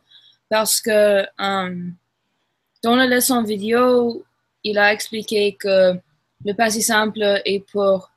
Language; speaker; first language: French; non-native, learner; English